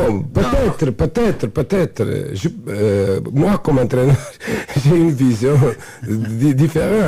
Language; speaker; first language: French; non-native, fluent; Portuguese